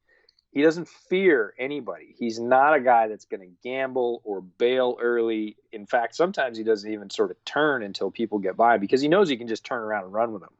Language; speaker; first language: English; native; English